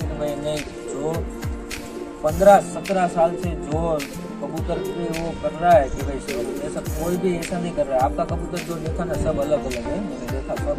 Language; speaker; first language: Hindi; non-native, local second language; Gujarati